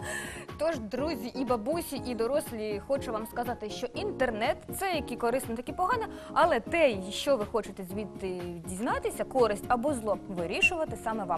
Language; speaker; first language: Ukrainian; native; Ukrainian